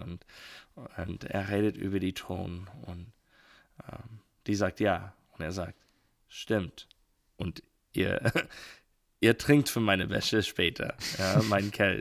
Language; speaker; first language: German; non-native, learner; English